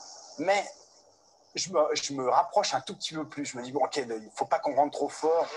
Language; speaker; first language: French; native; French